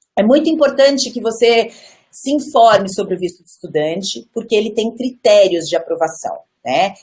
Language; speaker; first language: Portuguese; native; Portuguese